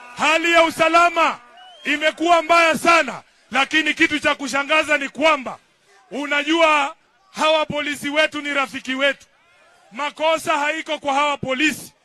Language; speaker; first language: Swahili; non-native, local second language; Luyia